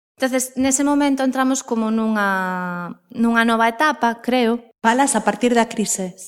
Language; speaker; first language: Galician; non-native, local second language; Spanish